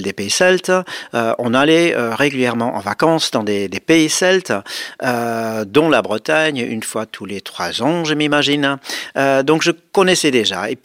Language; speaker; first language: French; non-native, fluent; Dutch